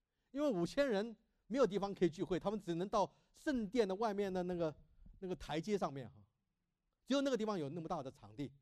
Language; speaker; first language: Chinese; native; Chinese